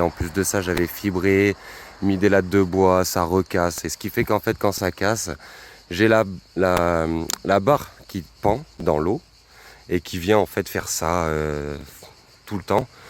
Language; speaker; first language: French; native; French